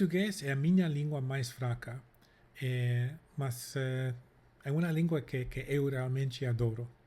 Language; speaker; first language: Portuguese; non-native, fluent; English